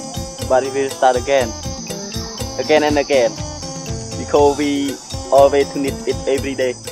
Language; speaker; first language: English; non-native, learner; Khmer